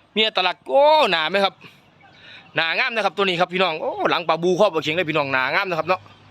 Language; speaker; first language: Thai; native; Thai